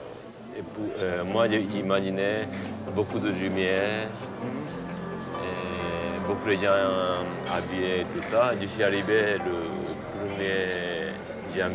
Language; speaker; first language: French; non-native, fluent; Japanese